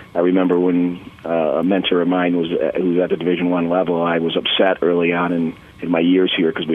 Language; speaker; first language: English; native; English